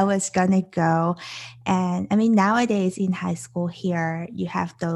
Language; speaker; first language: English; non-native, local second language; Cantonese